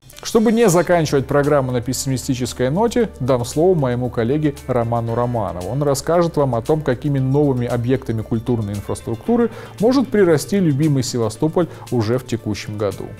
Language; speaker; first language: Russian; native; Russian